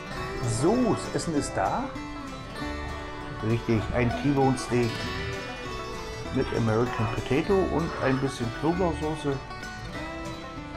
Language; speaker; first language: German; native; German